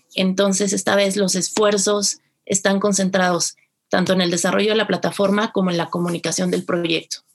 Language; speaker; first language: Spanish; native; Spanish